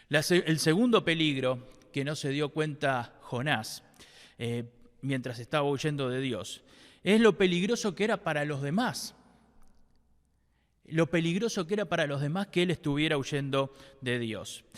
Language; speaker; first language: Spanish; native; Spanish